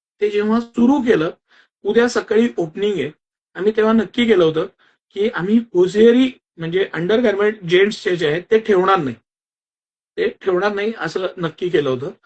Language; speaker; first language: Marathi; non-native, local second language; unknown